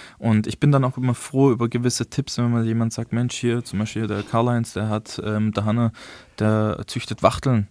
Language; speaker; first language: German; early bilingual, other home language; Turkish